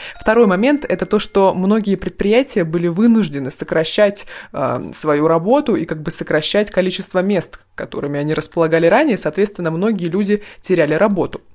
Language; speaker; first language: Russian; native; Russian